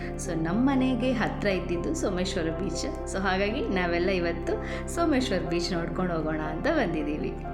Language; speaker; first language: Kannada; native; Kannada